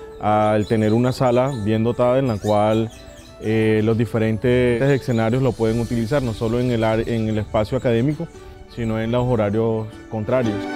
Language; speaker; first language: Spanish; native; Spanish